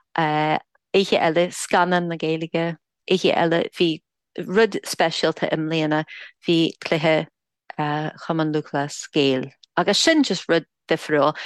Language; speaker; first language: Irish; non-native, fluent; English